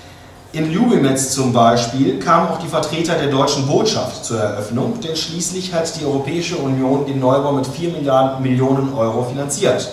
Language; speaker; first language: German; native; German